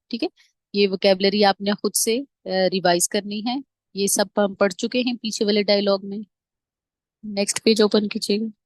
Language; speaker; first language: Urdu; native; Urdu